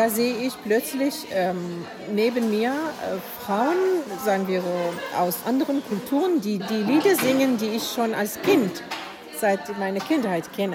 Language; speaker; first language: German; non-native, fluent; Arabic